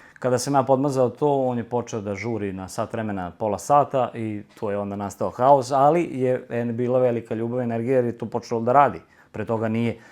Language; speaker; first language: Serbian; native; Serbian